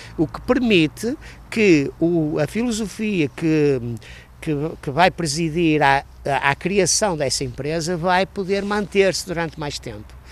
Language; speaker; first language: Portuguese; native; Portuguese